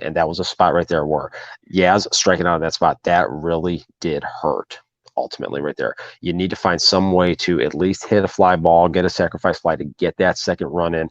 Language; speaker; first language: English; native; English